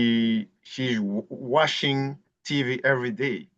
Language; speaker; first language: English; non-native, learner; French